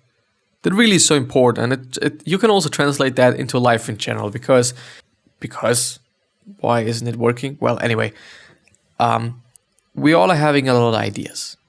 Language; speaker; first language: English; non-native, fluent; German